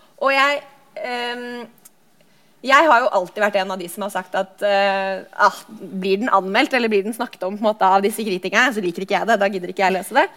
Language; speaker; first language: Norwegian; native; Norwegian